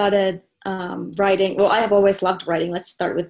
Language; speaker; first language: English; non-native, fluent; Finnish